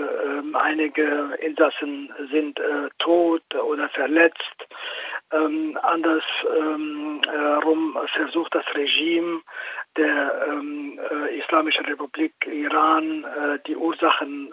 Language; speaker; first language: German; non-native, fluent; Kurdish